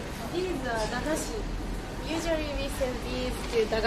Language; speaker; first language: English; non-native, learner; Japanese